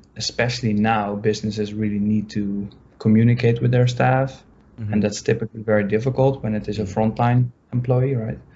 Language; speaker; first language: English; non-native, fluent; Dutch